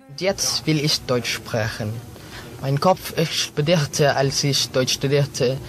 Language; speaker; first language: German; non-native, learner; Filipino